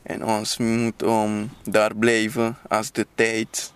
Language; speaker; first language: Dutch; non-native, learner; Papiamento